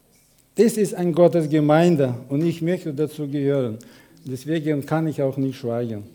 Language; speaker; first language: German; non-native, fluent; Russian